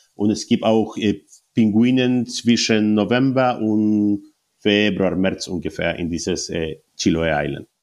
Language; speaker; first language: German; non-native, learner; Spanish